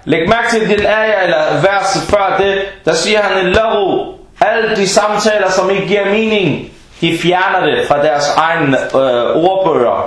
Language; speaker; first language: Danish; early bilingual, other home language; Arabic